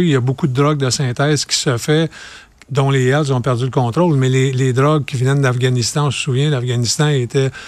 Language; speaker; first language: French; native; French